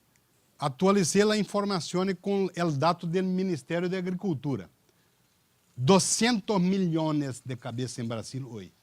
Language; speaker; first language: Spanish; non-native, learner; Portuguese